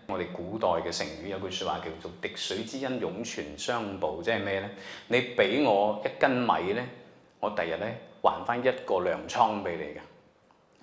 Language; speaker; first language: Cantonese; native; Cantonese